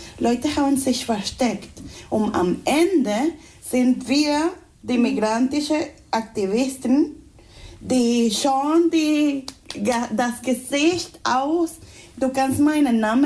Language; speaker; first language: German; non-native, fluent; Spanish